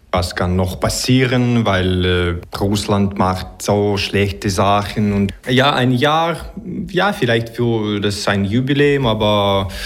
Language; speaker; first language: German; non-native, learner; Ukrainian